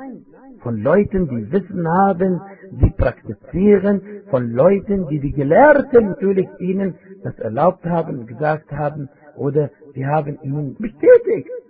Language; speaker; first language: German; non-native, fluent; Arabic